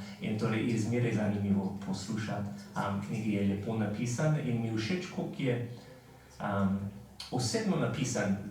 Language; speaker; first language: Slovenian; non-native, fluent; English